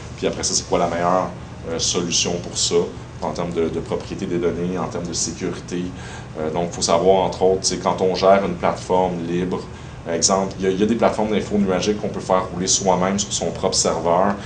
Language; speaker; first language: French; native; French